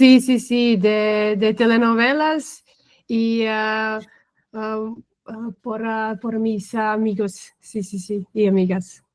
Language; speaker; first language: Spanish; non-native, learner; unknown